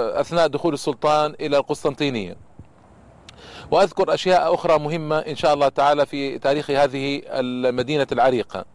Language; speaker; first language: Arabic; native; Arabic